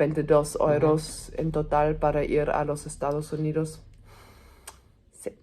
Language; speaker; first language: Spanish; non-native, fluent; German